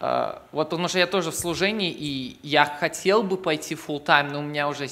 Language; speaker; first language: Russian; early bilingual, heritage; Russian